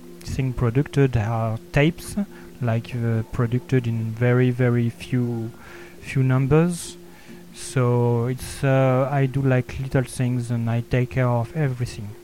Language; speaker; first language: English; non-native, learner; French